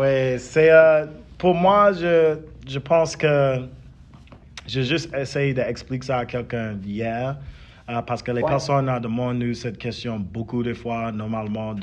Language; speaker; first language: French; early bilingual, heritage; English